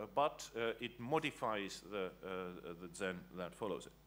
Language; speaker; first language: English; non-native, fluent; Estonian